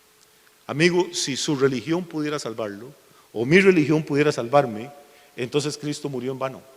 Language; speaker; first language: Spanish; native; Spanish